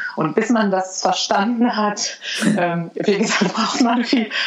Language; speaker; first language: German; non-native, fluent; Arabic